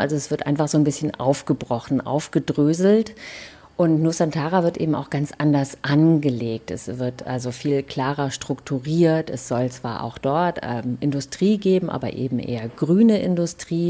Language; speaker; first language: German; native; German